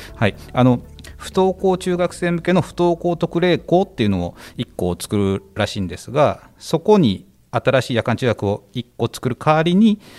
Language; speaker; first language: Japanese; native; Japanese